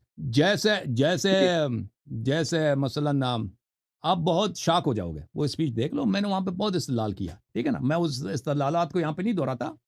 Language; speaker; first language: Urdu; non-native, fluent; Persian